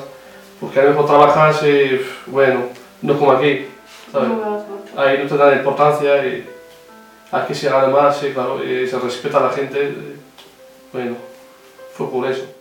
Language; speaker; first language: Spanish; non-native, fluent; Arabic